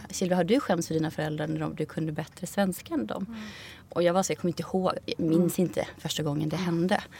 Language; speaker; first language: Swedish; early bilingual, other home language; Icelandic